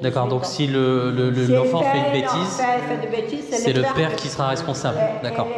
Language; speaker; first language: French; native; French